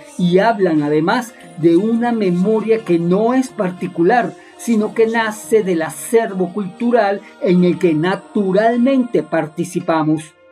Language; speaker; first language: Spanish; native; Spanish